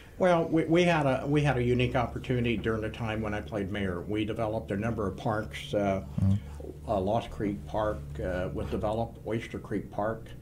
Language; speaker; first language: English; native; English